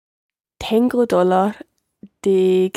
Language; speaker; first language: Spanish; non-native, learner; English